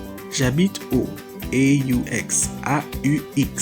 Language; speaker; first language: French; non-native, fluent; English